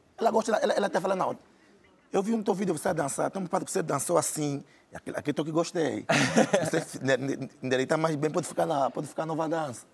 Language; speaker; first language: Portuguese; native; Portuguese